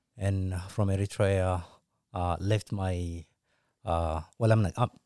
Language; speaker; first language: English; non-native, fluent; Tigrinya